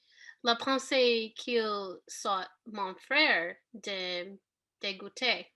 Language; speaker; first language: French; non-native, learner; English